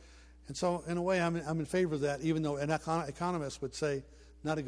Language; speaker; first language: English; native; English